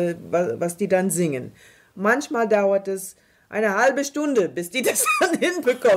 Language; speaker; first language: German; non-native, fluent; English